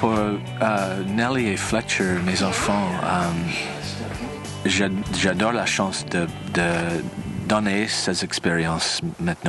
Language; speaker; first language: French; non-native, learner; English